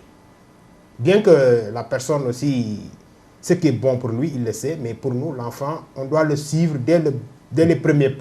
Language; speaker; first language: French; non-native, local second language; Wolof